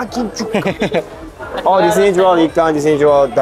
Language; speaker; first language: Indonesian; non-native, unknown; Japanese